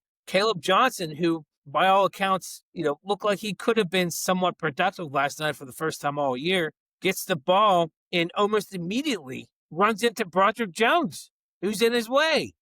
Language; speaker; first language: English; native; English